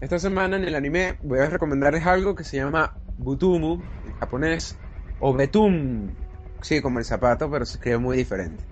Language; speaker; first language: Spanish; native; Spanish